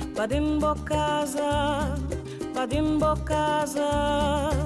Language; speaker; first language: Portuguese; non-native, local second language; Kabuverdianu